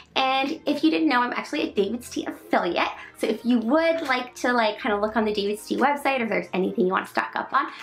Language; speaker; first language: English; native; English